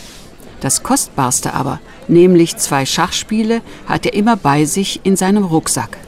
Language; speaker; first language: German; native; German